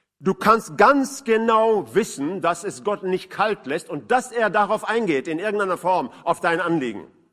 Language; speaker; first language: German; non-native, fluent; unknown